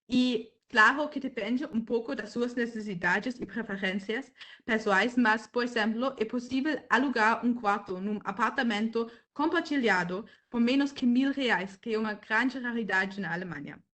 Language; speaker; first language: Portuguese; non-native, fluent; German